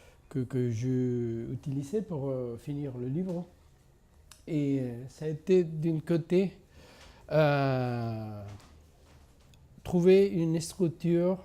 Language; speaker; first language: French; non-native, fluent; Spanish